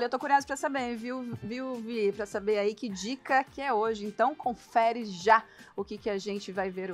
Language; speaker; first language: Portuguese; native; Portuguese